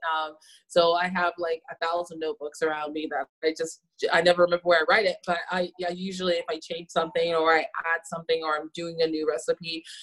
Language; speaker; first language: English; native; English